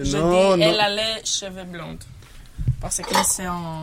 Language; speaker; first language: French; non-native, learner; Greek